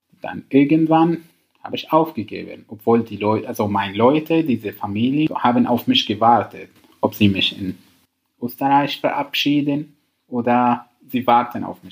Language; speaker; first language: German; non-native, learner; Arabic